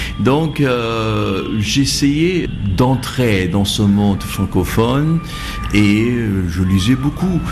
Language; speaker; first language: French; non-native, fluent; Bangla